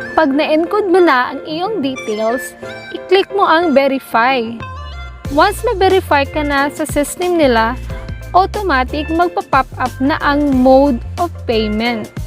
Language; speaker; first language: Filipino; non-native, local second language; Cebuano